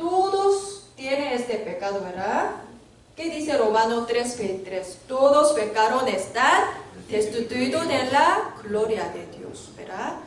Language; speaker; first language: Spanish; non-native, learner; Korean